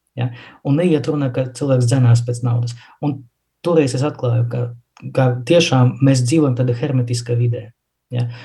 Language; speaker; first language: Latvian; non-native, local second language; Russian